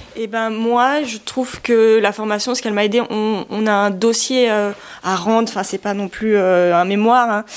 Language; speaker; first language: French; native; French